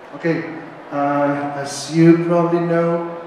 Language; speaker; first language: English; non-native, fluent; Spanish